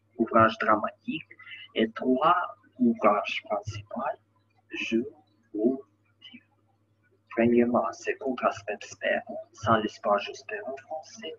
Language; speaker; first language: French; non-native, learner; Ukrainian